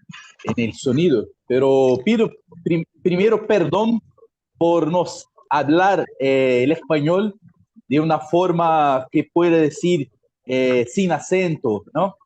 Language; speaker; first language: Spanish; non-native, fluent; Portuguese